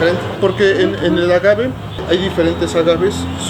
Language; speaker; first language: Spanish; native; Spanish